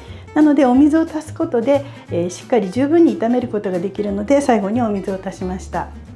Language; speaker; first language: Japanese; native; Japanese